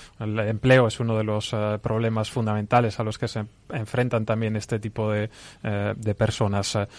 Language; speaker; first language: Spanish; native; Spanish